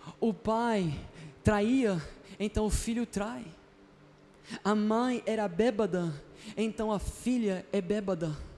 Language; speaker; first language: Portuguese; non-native, fluent; Spanish